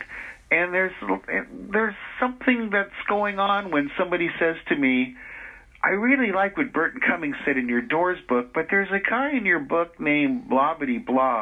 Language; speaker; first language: English; native; English